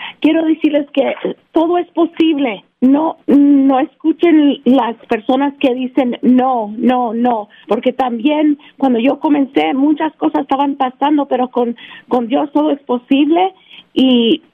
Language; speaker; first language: Spanish; early bilingual, heritage; Spanish